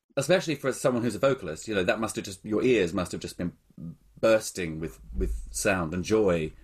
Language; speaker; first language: English; native; English